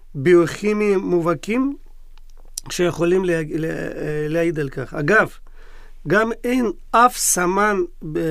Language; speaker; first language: Hebrew; non-native, fluent; Russian